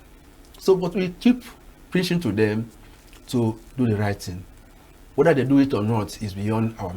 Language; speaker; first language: English; non-native, local second language; Igbo